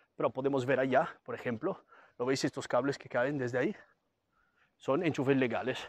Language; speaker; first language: Spanish; non-native, fluent; Italian